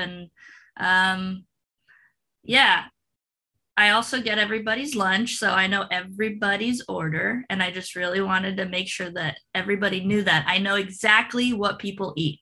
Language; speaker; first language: English; non-native, fluent; Spanish